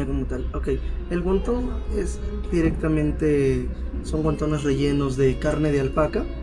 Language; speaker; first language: Spanish; native; Spanish